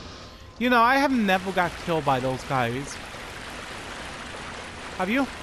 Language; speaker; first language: English; native; English